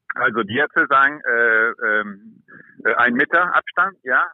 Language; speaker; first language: German; non-native, fluent; French